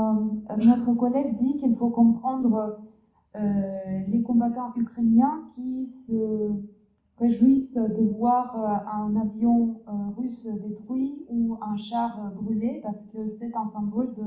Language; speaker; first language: French; non-native, fluent; Russian